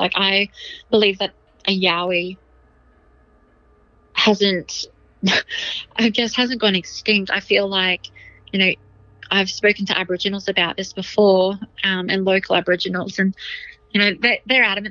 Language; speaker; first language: English; native; English